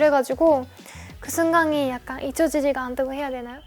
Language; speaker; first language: Korean; non-native, fluent; Japanese